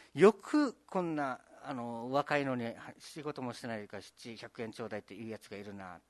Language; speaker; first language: Japanese; native; Japanese